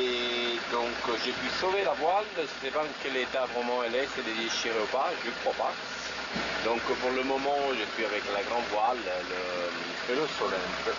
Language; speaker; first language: French; non-native, fluent; Italian